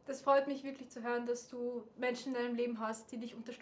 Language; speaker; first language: German; native; German